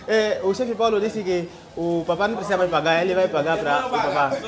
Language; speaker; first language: Portuguese; non-native, fluent; Vietnamese